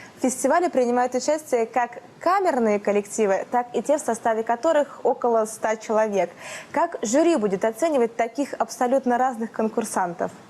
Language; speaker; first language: Russian; native; Russian